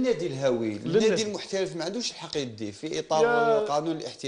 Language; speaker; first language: Arabic; native; Arabic